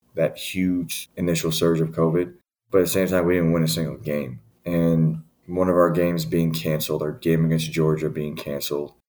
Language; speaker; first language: English; native; English